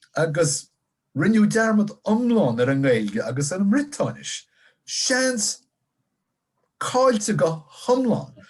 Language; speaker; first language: Irish; non-native, local second language; English